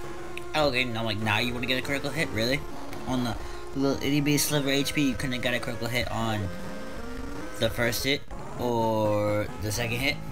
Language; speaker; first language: English; native; English